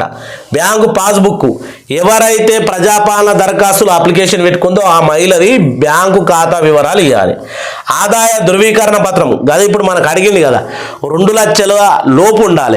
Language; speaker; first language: Telugu; native; Telugu